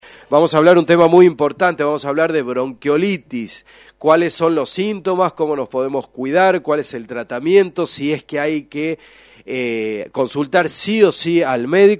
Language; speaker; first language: Spanish; native; Spanish